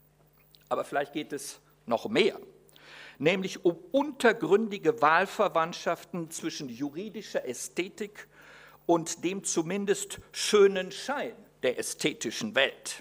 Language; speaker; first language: German; native; German